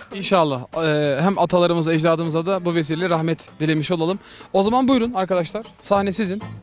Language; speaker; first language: Turkish; native; Turkish